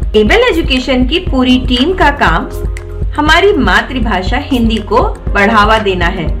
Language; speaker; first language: Hindi; native; Hindi